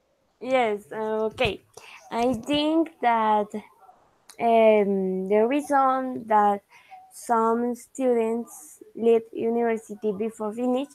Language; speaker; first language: English; non-native, learner; Spanish